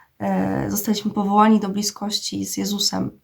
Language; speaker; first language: Polish; native; Polish